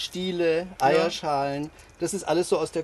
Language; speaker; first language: German; native; German